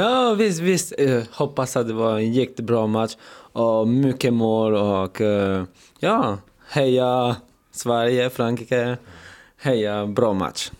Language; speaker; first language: Swedish; early bilingual, heritage; French